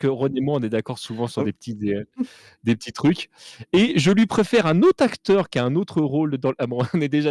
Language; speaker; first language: French; native; French